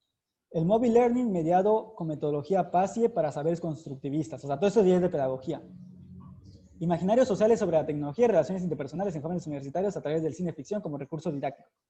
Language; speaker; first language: Spanish; native; Spanish